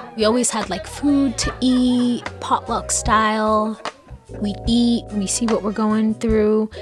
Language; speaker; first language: English; non-native, local second language; Hausa